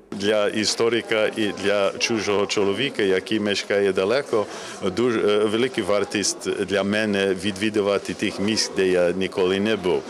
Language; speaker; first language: Ukrainian; early bilingual, heritage; English